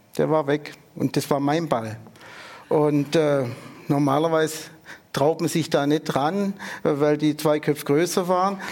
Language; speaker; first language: German; native; German